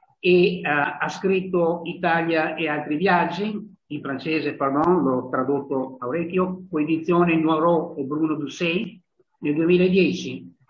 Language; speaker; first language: Italian; native; Italian